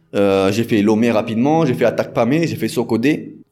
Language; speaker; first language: French; native; French